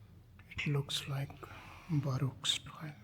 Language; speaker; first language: English; non-native, fluent; Urdu